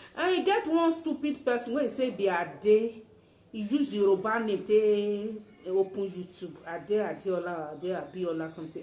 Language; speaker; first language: Nigerian Pidgin; native; Nigerian Pidgin